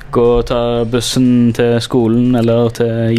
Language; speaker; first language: Norwegian; native; Norwegian